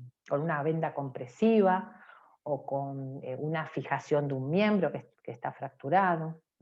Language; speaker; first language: Spanish; native; Spanish